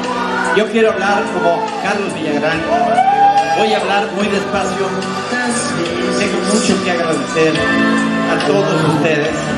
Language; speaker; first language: Portuguese; non-native, learner; Spanish